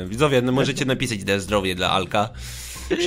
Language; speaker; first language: Polish; native; Polish